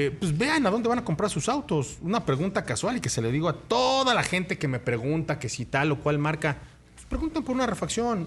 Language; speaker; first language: Spanish; native; Spanish